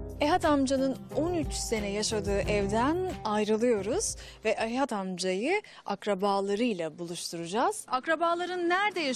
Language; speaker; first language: Turkish; native; Turkish